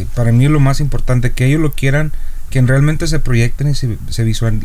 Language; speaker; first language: Spanish; native; Spanish